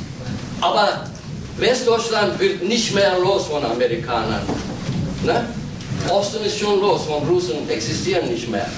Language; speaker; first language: German; non-native, fluent; Turkish